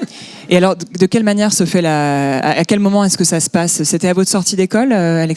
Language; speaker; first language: French; native; French